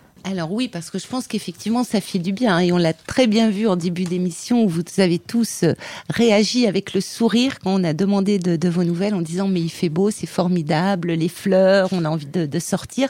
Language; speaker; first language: French; native; French